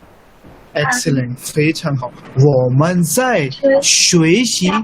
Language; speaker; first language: Chinese; non-native, fluent; Urdu